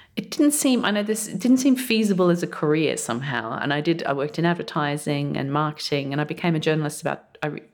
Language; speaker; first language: English; early bilingual, other home language; German